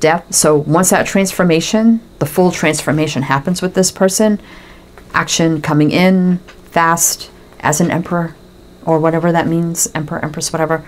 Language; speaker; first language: English; native; English